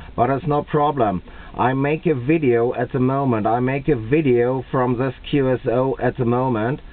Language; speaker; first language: English; non-native, fluent; German